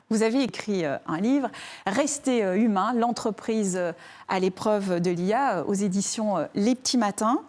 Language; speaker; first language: French; native; French